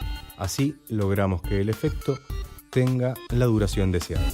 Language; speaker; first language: Spanish; native; Spanish